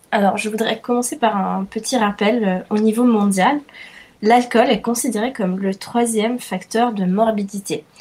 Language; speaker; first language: French; non-native, fluent; Italian